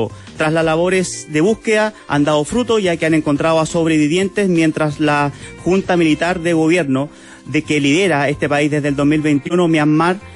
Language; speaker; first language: Spanish; native; Spanish